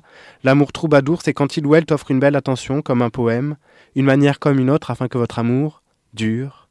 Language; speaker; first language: French; native; French